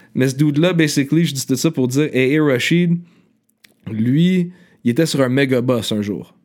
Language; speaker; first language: French; native; French